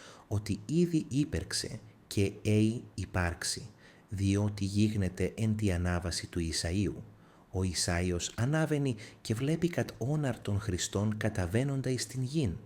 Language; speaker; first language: Greek; non-native, learner; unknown